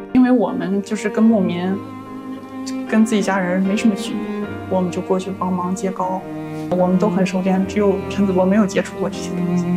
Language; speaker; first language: Chinese; non-native, local second language; Mongolian